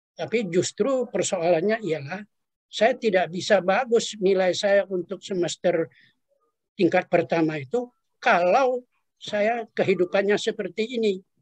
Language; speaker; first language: Indonesian; non-native, local second language; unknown